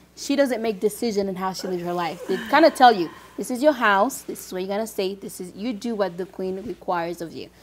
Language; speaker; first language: English; early bilingual, other home language; Haitian Creole